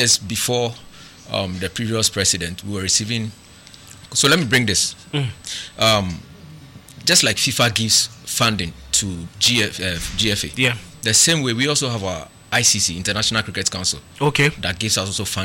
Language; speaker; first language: English; non-native, local second language; Akan